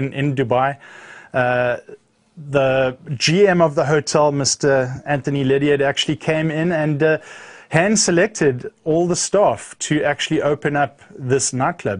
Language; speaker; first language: English; native; English